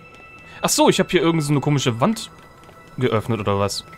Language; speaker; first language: German; native; German